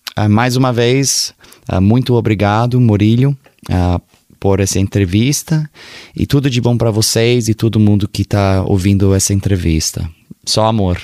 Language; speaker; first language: Portuguese; early bilingual, heritage; Portuguese